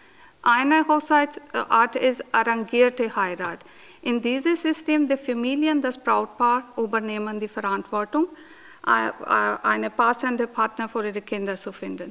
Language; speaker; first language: German; non-native, learner; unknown